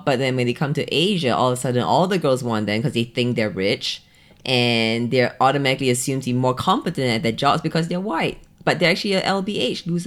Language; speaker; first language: English; native; English